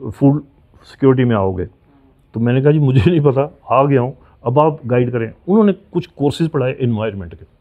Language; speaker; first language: Urdu; non-native, local second language; Punjabi